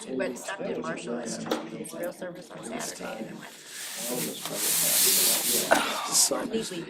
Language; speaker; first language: English; native; English